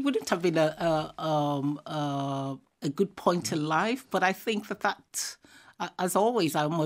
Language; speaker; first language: English; non-native, local second language; Igbo